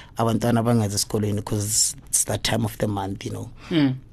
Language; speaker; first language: English; non-native, local second language; Zulu